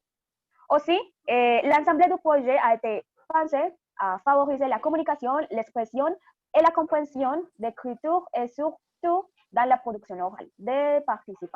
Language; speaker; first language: French; non-native, fluent; Spanish